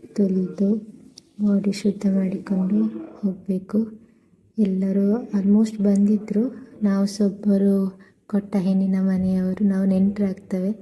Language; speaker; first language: Kannada; non-native, local second language; Tulu